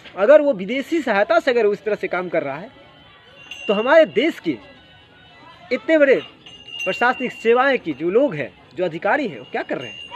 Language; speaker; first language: Hindi; native; Hindi